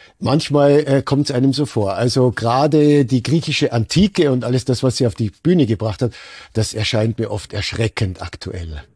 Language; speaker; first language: German; native; German